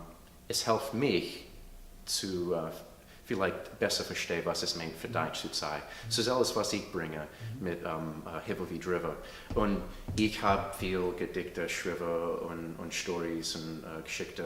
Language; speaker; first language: German; early bilingual, heritage; English